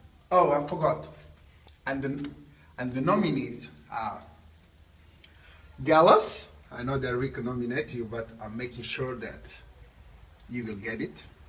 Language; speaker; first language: English; non-native, learner; Portuguese